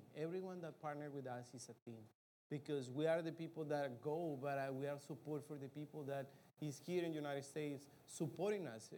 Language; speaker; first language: English; non-native, fluent; Spanish